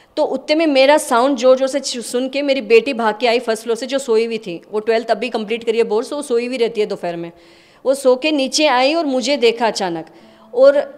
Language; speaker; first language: Hindi; native; Hindi